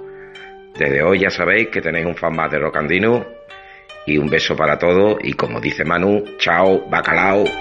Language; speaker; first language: Spanish; native; Spanish